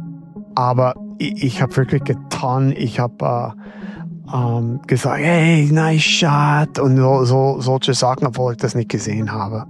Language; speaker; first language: German; non-native, fluent; English